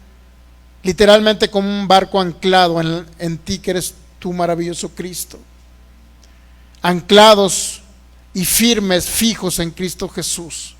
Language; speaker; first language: Spanish; native; Spanish